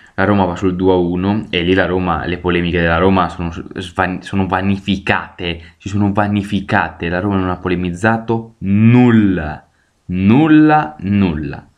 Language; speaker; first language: Italian; native; Italian